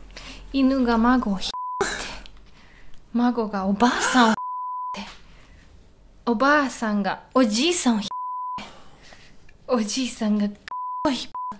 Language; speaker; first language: Japanese; early bilingual, other home language; Russian